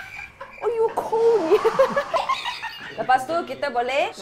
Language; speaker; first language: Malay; non-native, local second language; Cantonese